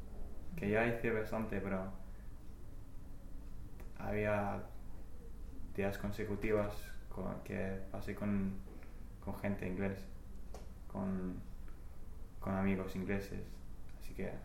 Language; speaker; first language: Spanish; non-native, fluent; English